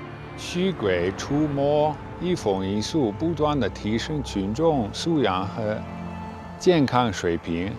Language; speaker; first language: Chinese; non-native, fluent; Dutch